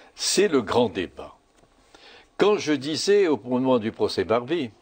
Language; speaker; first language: French; native; French